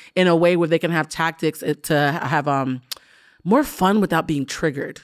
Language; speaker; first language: English; early bilingual, other home language; Spanish